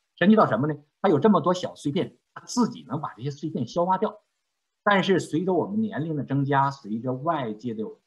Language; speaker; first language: Chinese; native; Chinese